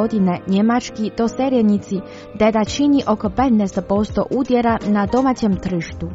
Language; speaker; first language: Croatian; non-native, fluent; Chinese